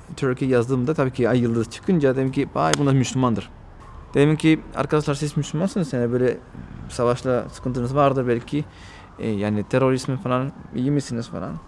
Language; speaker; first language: Turkish; non-native, fluent; Spanish